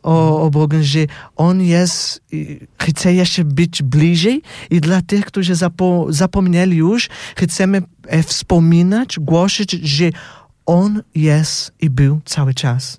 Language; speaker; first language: Polish; non-native, fluent; Portuguese